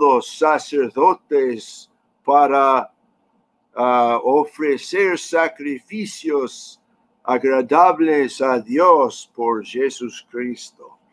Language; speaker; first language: Spanish; non-native, fluent; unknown